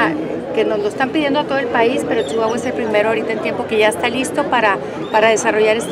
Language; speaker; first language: Spanish; native; Spanish